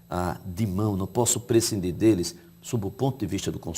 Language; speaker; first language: Portuguese; native; Portuguese